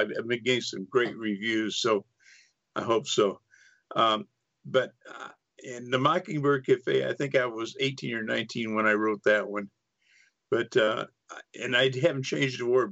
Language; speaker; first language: English; native; English